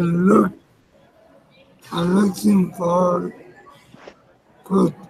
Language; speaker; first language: English; non-native, learner; Spanish